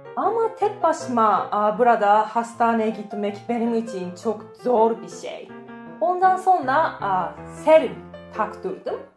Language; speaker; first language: Turkish; non-native, learner; Japanese